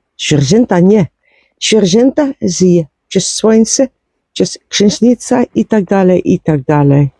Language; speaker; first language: Polish; non-native, learner; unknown